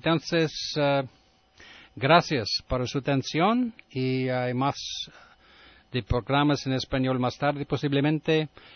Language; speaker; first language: Spanish; non-native, learner; English